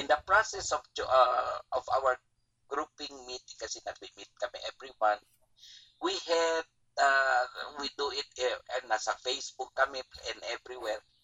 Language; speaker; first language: English; non-native, local second language; Chavacano